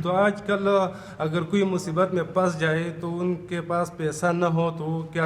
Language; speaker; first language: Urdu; non-native, local second language; Pashto